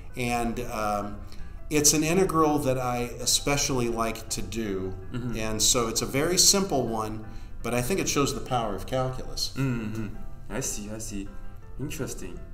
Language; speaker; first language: English; native; English